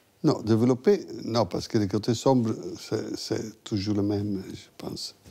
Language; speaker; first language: French; non-native, fluent; Italian